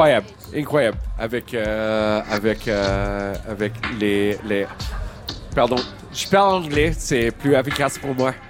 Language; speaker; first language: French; non-native, learner; English